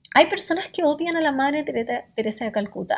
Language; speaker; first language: Spanish; native; Spanish